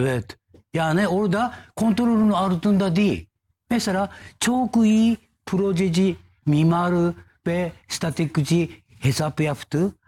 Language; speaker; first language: Turkish; non-native, fluent; Japanese